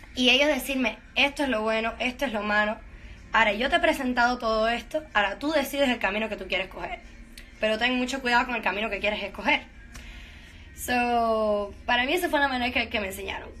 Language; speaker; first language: Spanish; native; Spanish